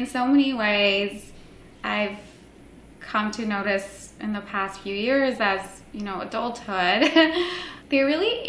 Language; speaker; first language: English; non-native, local second language; Hindi